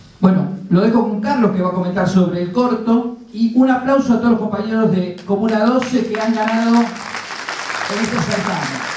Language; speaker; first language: Spanish; native; Spanish